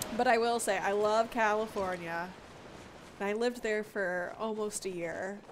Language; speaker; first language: English; native; English